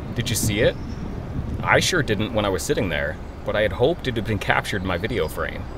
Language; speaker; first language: English; native; English